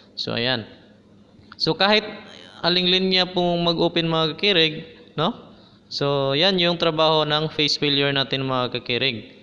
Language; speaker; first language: Filipino; non-native, local second language; Cebuano